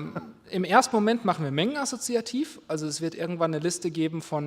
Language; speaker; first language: German; native; German